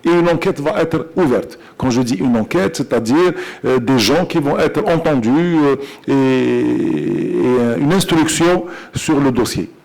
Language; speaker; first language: French; non-native, local second language; Arabic